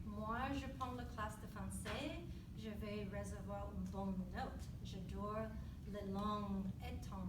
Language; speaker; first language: French; non-native, learner; English